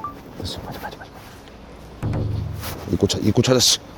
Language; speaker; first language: Korean; native; Korean